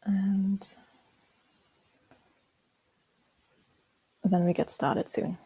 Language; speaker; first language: English; non-native, fluent; German